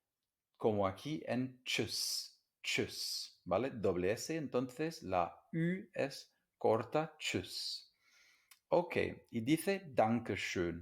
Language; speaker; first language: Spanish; non-native, fluent; English